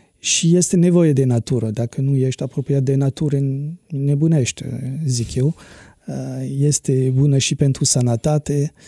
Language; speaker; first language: Romanian; non-native, fluent; French